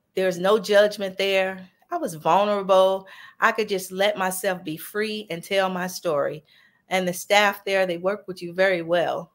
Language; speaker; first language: English; native; English